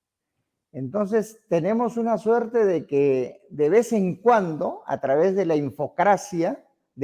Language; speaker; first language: Spanish; native; Spanish